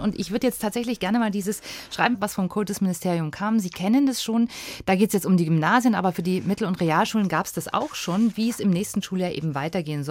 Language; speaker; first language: German; native; German